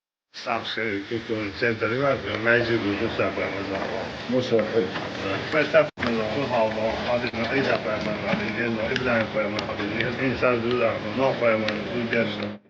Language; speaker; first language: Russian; non-native, local second language; Chechen